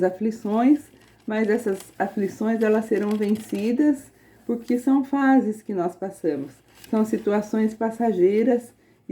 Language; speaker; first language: Portuguese; native; Portuguese